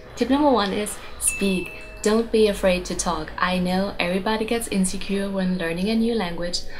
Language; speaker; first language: English; non-native, fluent; German